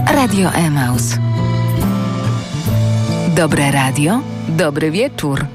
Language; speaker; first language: Polish; native; Polish